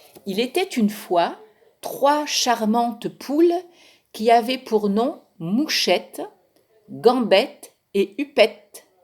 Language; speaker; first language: French; native; French